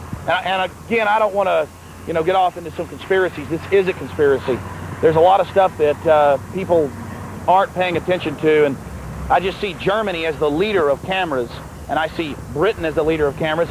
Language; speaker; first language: English; native; English